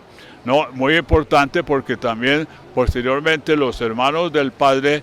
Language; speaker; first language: Spanish; native; Spanish